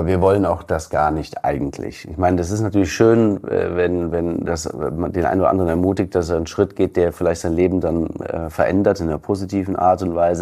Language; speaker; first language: German; native; German